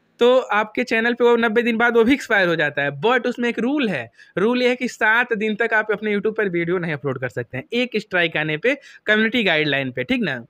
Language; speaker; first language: Hindi; native; Hindi